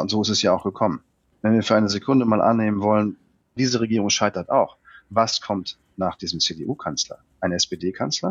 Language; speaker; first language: German; native; German